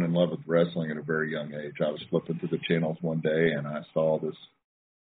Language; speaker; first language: English; native; English